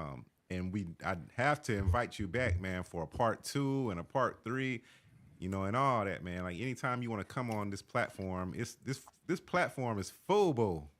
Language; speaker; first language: English; native; English